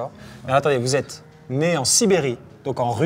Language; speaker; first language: French; native; French